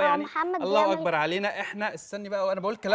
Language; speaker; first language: Arabic; native; Arabic